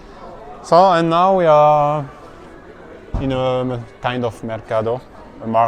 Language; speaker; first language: English; non-native, learner; French